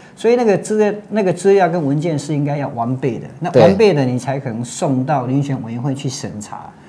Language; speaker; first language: Chinese; native; Chinese